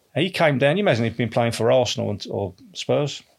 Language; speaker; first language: English; native; English